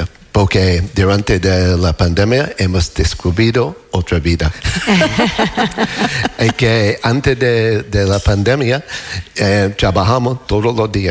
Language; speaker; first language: Spanish; non-native, learner; English